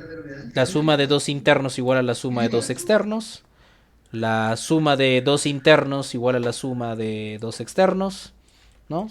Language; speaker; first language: Spanish; native; Spanish